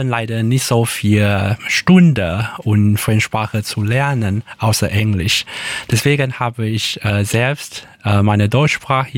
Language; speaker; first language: German; non-native, learner; Chinese